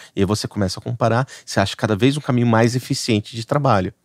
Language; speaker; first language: Portuguese; native; Portuguese